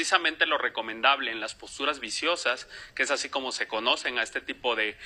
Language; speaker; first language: Spanish; native; Spanish